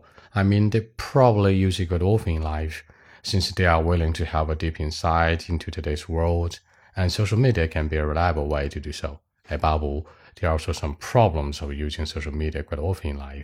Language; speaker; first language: English; non-native, fluent; Chinese